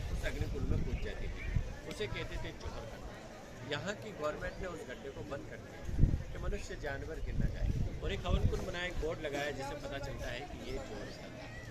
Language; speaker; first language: Hindi; native; Hindi